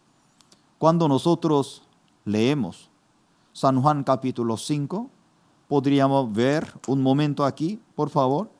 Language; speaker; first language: Spanish; non-native, fluent; Korean